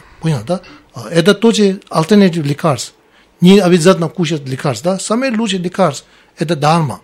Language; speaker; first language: Russian; non-native, learner; Tibetan